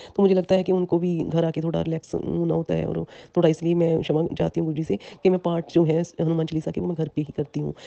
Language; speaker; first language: Hindi; non-native, local second language; Punjabi